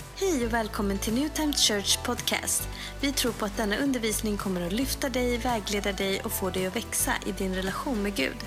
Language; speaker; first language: Swedish; native; Swedish